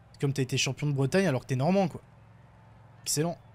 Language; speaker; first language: French; native; French